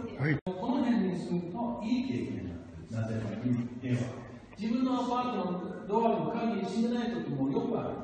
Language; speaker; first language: Japanese; non-native, fluent; English